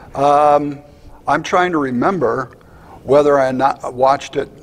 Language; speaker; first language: English; native; English